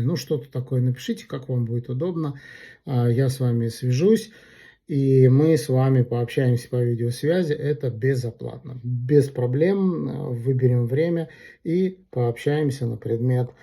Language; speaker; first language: Russian; native; Russian